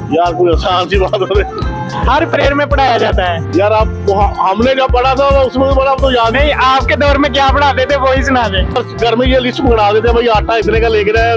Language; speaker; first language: Urdu; native; Urdu